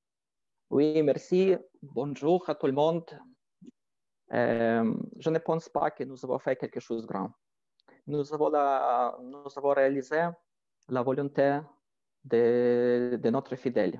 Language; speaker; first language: French; non-native, fluent; Ukrainian